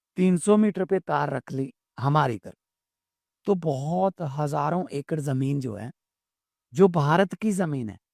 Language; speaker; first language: Hindi; non-native, local second language; Punjabi